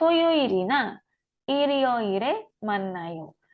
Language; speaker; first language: Korean; non-native, fluent; Indonesian